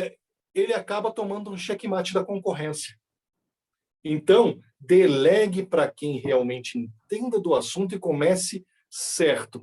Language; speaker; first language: Portuguese; native; Portuguese